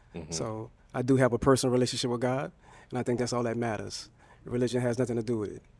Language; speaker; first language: English; native; English